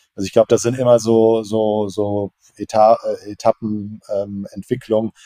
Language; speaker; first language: German; native; German